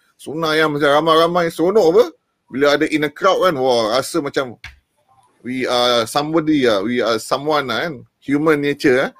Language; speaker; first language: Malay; native; Malay